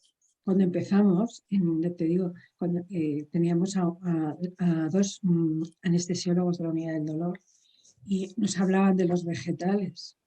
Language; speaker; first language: Spanish; native; Spanish